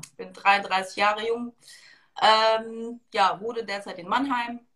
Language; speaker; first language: German; early bilingual, other home language; Russian